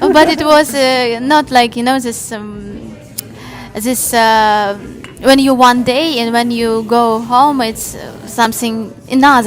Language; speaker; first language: English; non-native, learner; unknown